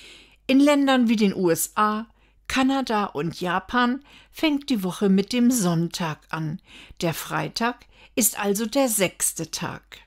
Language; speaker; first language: German; native; German